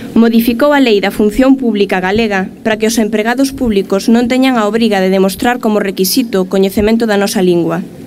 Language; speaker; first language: Galician; native; Galician